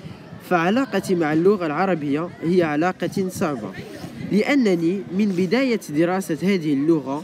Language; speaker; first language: Arabic; early bilingual, heritage; French